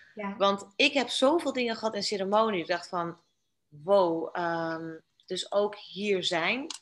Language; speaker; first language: Dutch; native; Dutch